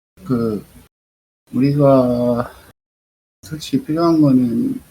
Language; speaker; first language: Korean; early bilingual, heritage; Korean